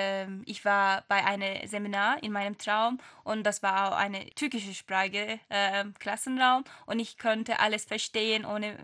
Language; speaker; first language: German; non-native, learner; Turkish